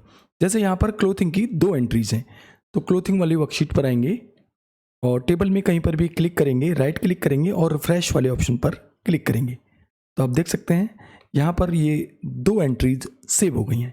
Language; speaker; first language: Hindi; native; Hindi